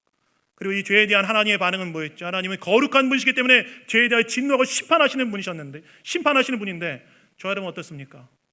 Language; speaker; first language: Korean; native; Korean